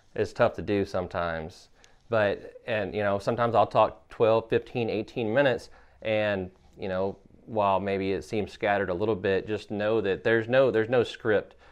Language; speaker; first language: English; native; English